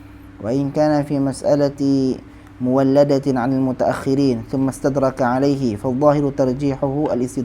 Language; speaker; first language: Arabic; non-native, fluent; Malay